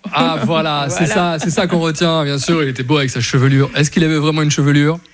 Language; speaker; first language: French; native; French